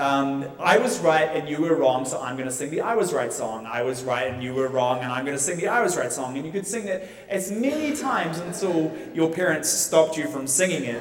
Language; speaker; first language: English; native; English